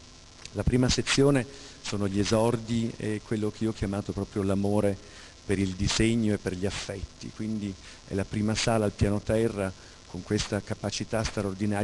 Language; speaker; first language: Italian; native; Italian